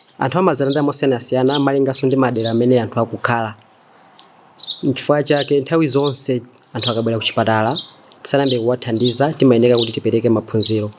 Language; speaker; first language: Nyanja; native; Nyanja